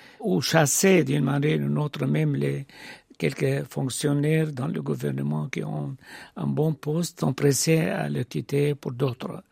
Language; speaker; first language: French; non-native, fluent; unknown